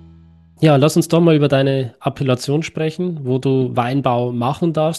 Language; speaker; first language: German; native; German